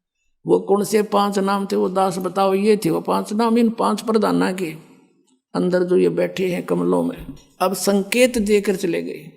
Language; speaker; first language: Hindi; native; Hindi